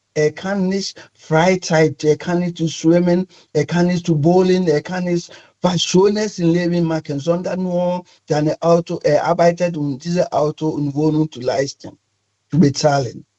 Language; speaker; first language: German; non-native, fluent; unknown